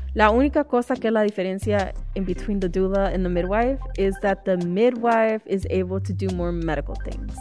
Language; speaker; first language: English; early bilingual, other home language; Spanish